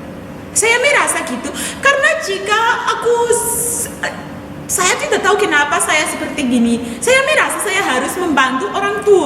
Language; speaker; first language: Indonesian; non-native, fluent; English